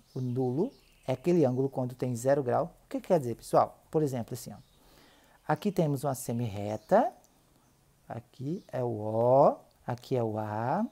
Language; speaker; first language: Portuguese; native; Portuguese